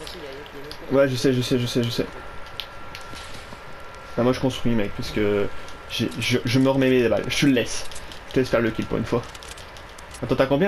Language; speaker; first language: French; native; French